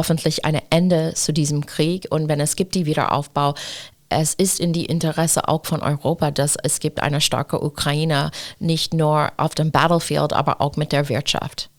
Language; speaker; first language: German; non-native, fluent; English